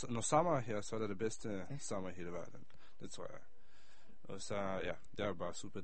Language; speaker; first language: Danish; early bilingual, other home language; Hebrew